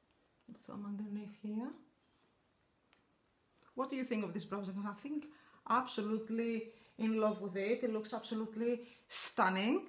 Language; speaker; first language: English; non-native, fluent; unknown